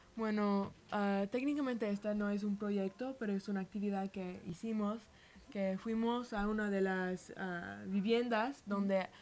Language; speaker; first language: Spanish; early bilingual, heritage; Spanish